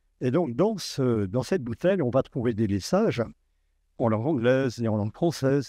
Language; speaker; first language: French; native; French